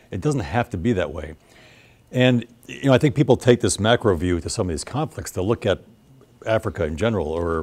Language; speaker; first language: English; native; English